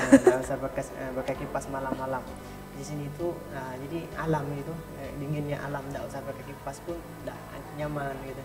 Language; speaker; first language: Indonesian; non-native, learner; Eastern Cham